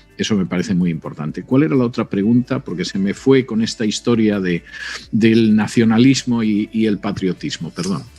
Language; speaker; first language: Spanish; native; Spanish